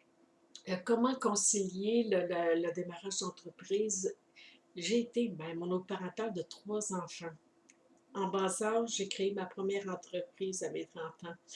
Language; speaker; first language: French; native; French